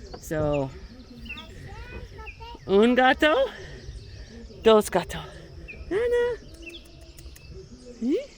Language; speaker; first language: Spanish; non-native, learner; English